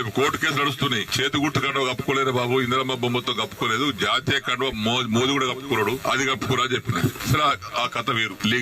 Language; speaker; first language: Telugu; native; Telugu